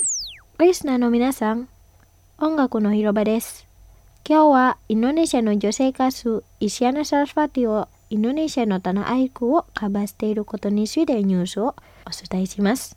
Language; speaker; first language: Japanese; non-native, fluent; Indonesian